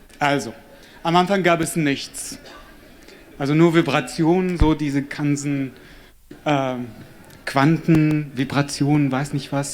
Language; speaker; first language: German; non-native, fluent; Arabic